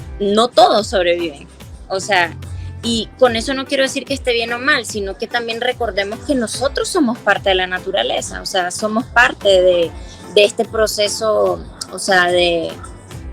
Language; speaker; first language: Spanish; native; Spanish